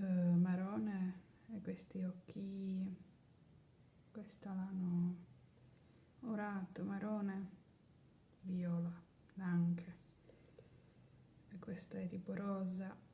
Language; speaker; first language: Italian; non-native, learner; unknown